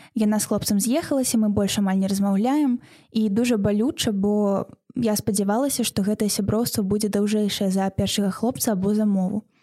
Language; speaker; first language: Belarusian; non-native, local second language; Russian